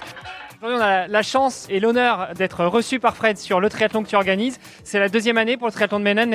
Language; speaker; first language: French; native; French